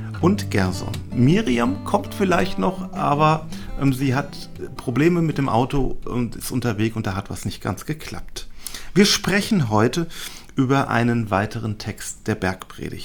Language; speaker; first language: German; native; German